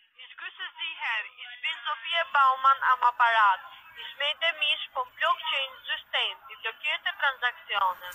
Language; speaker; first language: German; non-native, learner; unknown